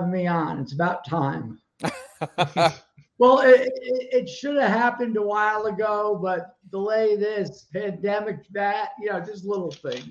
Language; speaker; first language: English; native; English